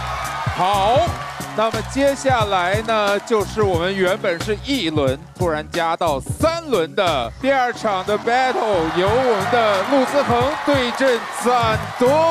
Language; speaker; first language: Chinese; native; Chinese